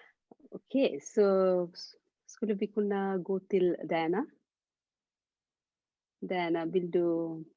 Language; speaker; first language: Swedish; non-native, fluent; Bangla